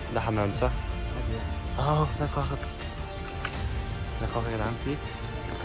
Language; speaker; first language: Arabic; native; Arabic